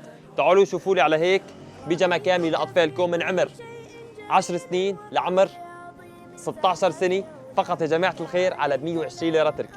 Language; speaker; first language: Arabic; native; Arabic